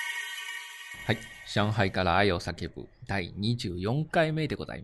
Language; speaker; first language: Japanese; native; Japanese